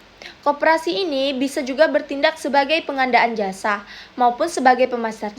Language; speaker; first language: Indonesian; native; Indonesian